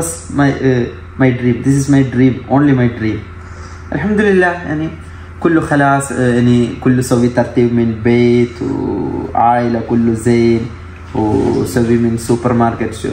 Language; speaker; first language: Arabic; non-native, learner; Malayalam